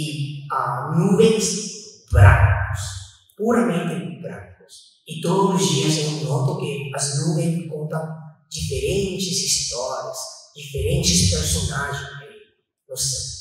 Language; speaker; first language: Portuguese; non-native, fluent; Chinese